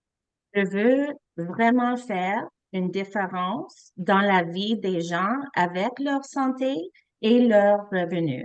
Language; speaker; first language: French; non-native, local second language; English